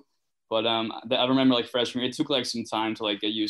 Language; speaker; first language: English; non-native, fluent; Dutch